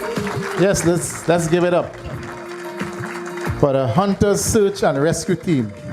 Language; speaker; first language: English; native; English